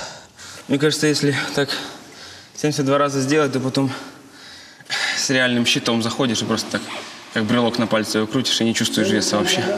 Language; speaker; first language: Russian; native; Russian